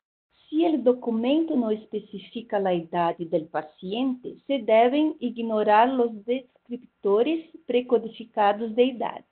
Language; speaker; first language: Spanish; non-native, fluent; Portuguese